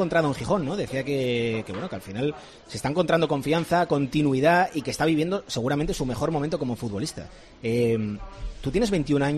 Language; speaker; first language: Spanish; native; Spanish